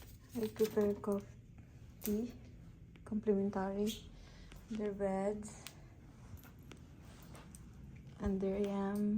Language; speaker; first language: English; non-native, local second language; Cebuano